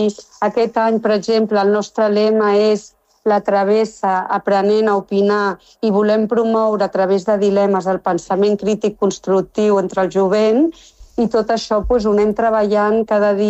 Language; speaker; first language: Catalan; non-native, local second language; Spanish